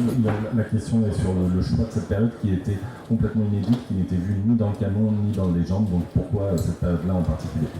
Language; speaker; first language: French; native; French